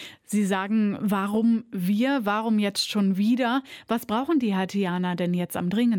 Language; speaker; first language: German; native; German